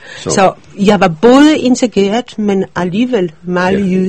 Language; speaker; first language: Danish; early bilingual, other home language; Polish